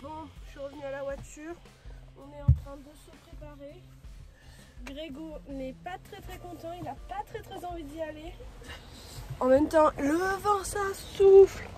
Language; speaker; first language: French; native; French